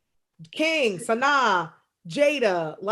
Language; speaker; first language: English; native; English